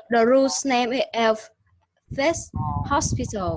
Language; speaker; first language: English; non-native, learner; Vietnamese